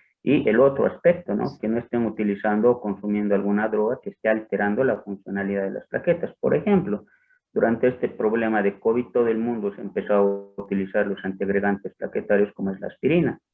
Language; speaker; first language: Spanish; native; Spanish